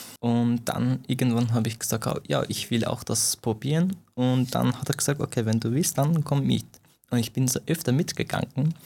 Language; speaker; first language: German; non-native, fluent; Persian